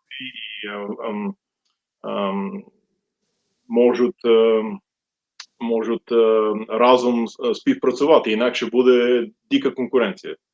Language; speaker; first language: Ukrainian; non-native, fluent; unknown